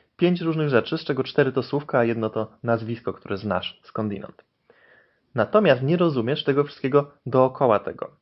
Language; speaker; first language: Polish; native; Polish